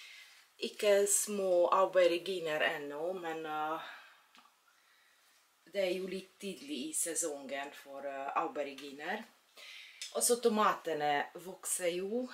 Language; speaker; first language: Swedish; non-native, learner; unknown